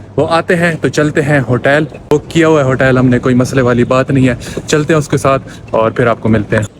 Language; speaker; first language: Urdu; non-native, local second language; Punjabi